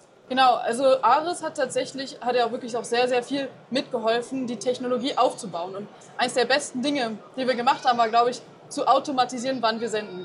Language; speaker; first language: German; native; German